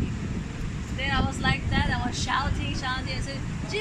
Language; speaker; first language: English; non-native, learner; Persian